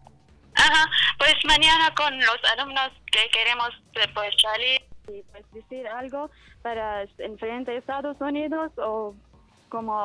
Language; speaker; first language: Spanish; non-native, learner; Kurdish